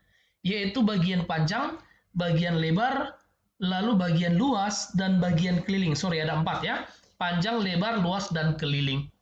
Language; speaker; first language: Indonesian; native; Indonesian